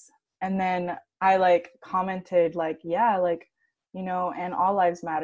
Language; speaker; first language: English; native; English